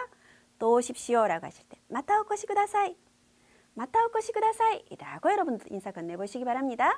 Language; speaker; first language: Korean; native; Korean